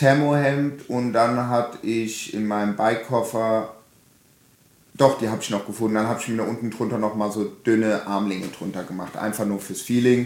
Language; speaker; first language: German; native; German